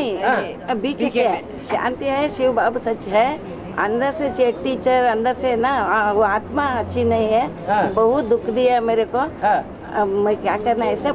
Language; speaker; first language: Hindi; non-native, local second language; Kannada